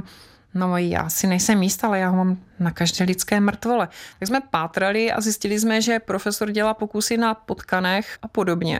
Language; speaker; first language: Czech; native; Czech